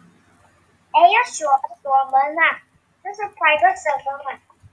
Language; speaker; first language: Chinese; native; Chinese